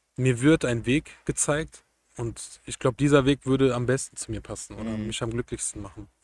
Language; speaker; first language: German; native; German